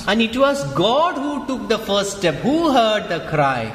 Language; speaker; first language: English; non-native, local second language; Malayalam